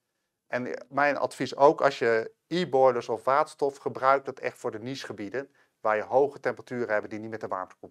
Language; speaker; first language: Dutch; native; Dutch